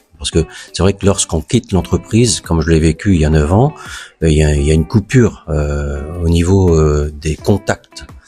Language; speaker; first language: French; native; French